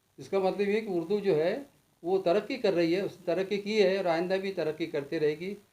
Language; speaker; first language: Urdu; native; Urdu